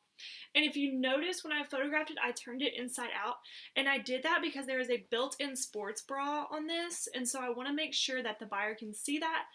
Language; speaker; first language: English; native; English